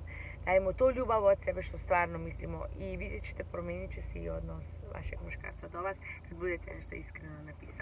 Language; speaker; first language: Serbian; early bilingual, heritage; Serbian